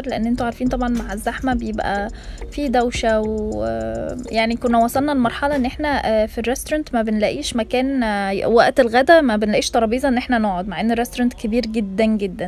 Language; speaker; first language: Arabic; native; Arabic